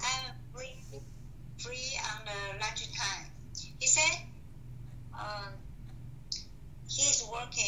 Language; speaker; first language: English; non-native, learner; Chinese